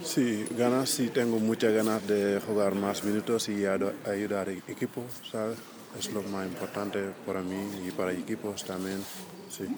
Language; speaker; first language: Spanish; non-native, learner; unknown